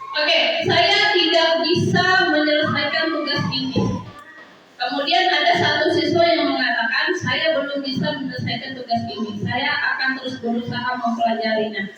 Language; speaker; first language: Indonesian; native; Indonesian